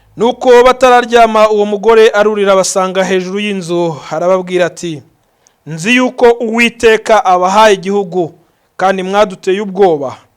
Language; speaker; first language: Kinyarwanda; native; Kinyarwanda